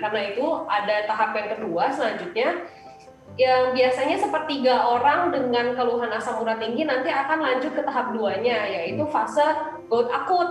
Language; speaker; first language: Indonesian; native; Indonesian